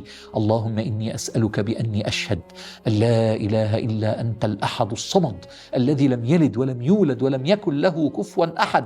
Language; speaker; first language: Arabic; native; Arabic